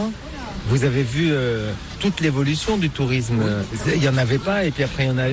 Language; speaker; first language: French; native; French